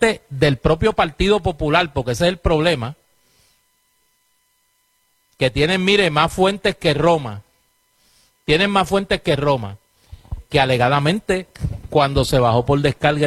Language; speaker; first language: Spanish; native; Spanish